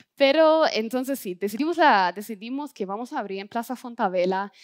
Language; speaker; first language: Spanish; non-native, fluent; German